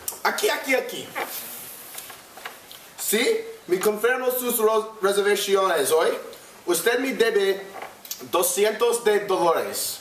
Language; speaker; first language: Spanish; non-native, learner; English